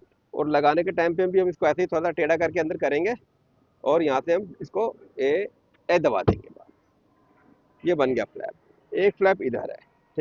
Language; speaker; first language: Hindi; native; Hindi